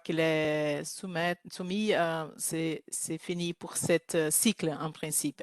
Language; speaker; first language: French; non-native, learner; Portuguese